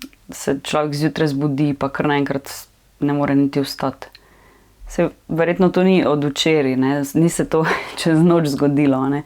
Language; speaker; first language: Slovenian; native; Slovenian